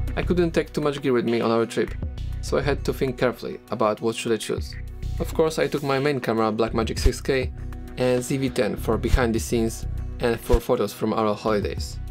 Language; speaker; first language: English; non-native, fluent; Polish